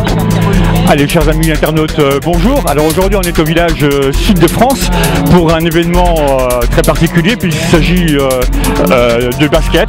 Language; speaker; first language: French; native; French